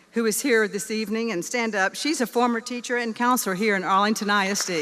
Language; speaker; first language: English; native; English